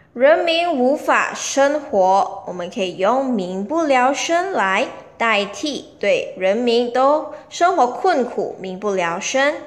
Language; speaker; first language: Chinese; native; Chinese